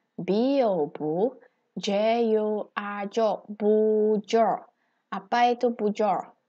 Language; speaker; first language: Malay; non-native, local second language; Chinese